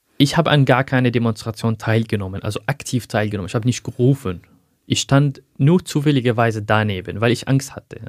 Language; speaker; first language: German; non-native, fluent; Arabic